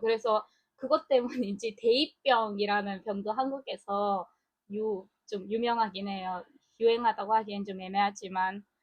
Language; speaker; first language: Korean; non-native, fluent; Mongolian